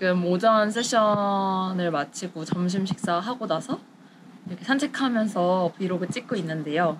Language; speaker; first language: Korean; native; Korean